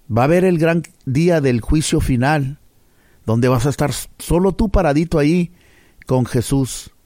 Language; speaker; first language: Spanish; early bilingual, heritage; Spanish